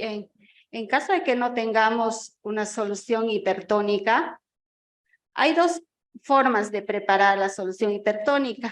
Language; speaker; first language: Spanish; native; Spanish